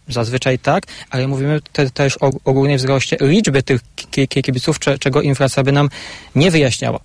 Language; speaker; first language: Polish; native; Polish